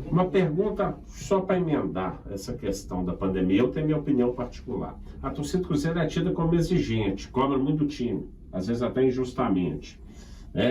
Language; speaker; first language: Portuguese; native; Portuguese